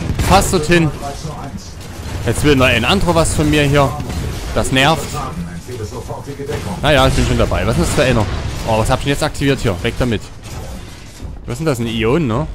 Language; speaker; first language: German; native; German